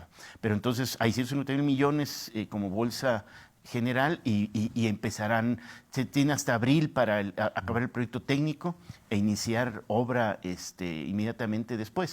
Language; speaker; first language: Spanish; native; Spanish